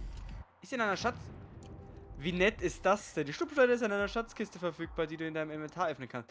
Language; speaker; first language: German; native; German